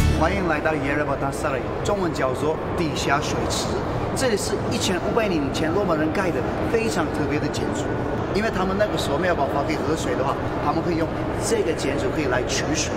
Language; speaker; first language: Chinese; non-native, fluent; Turkish